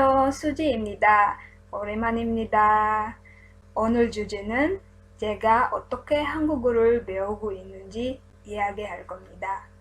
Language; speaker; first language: Korean; non-native, learner; Filipino